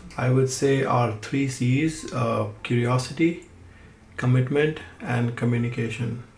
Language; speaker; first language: English; non-native, local second language; Hindi